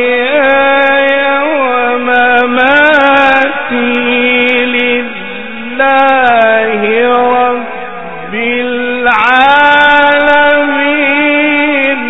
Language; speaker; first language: Arabic; native; Arabic